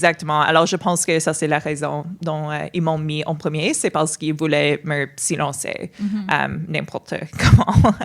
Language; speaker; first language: French; non-native, fluent; English